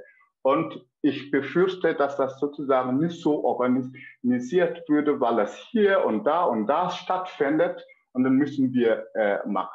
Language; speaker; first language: German; non-native, fluent; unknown